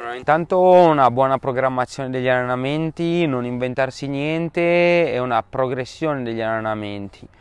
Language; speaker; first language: Italian; native; Italian